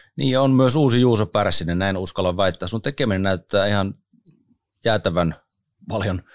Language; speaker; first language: Finnish; native; Finnish